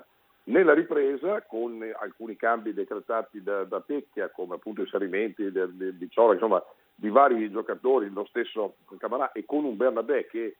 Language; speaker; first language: Italian; native; Italian